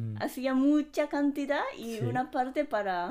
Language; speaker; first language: Spanish; non-native, fluent; Japanese